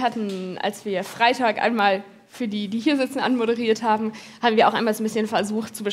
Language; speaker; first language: German; native; German